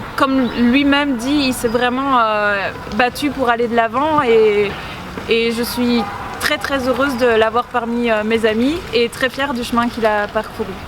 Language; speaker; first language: French; native; French